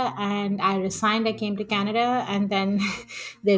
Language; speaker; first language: English; non-native, local second language; Telugu